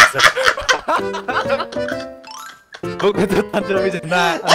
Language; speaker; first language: Japanese; non-native, learner; Chinese